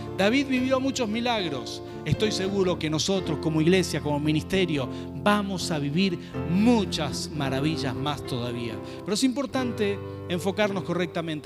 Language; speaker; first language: Spanish; native; Spanish